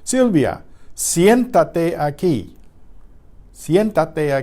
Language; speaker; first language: Spanish; non-native, fluent; English